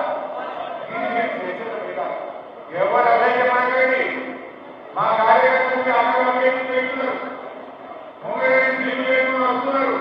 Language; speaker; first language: Telugu; native; Telugu